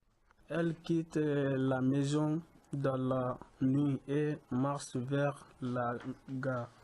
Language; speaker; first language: French; non-native, learner; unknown